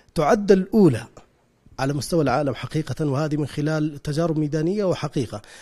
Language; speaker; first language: Arabic; native; Arabic